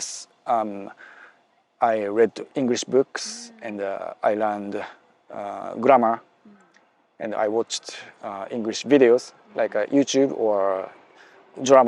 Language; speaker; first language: English; non-native, fluent; Japanese